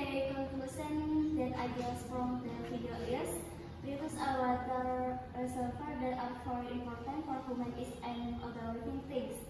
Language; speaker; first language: English; non-native, learner; Indonesian